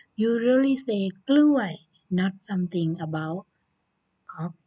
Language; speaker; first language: English; non-native, learner; Chinese